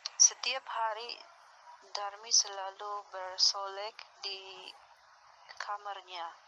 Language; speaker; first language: Indonesian; non-native, learner; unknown